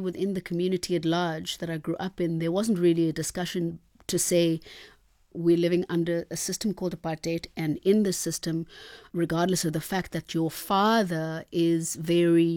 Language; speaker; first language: English; non-native, local second language; Xhosa